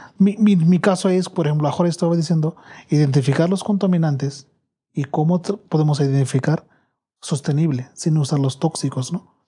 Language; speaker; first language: Spanish; non-native, learner; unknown